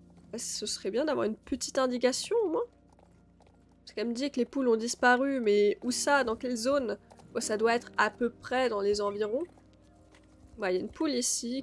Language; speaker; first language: French; native; French